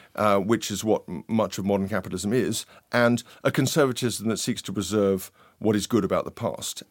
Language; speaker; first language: English; native; English